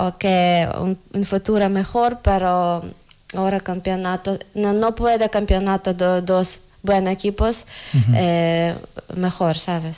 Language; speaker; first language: Spanish; non-native, learner; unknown